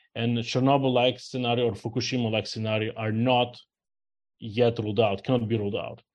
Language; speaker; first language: English; non-native, fluent; Ukrainian